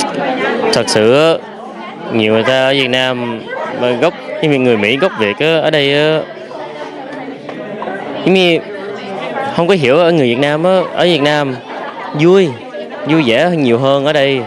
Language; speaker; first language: Vietnamese; early bilingual, heritage; English